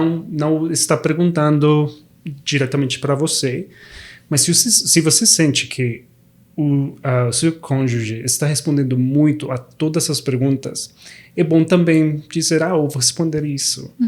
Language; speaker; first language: Portuguese; non-native, fluent; Spanish